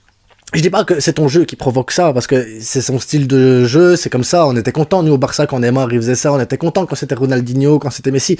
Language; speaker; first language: French; native; French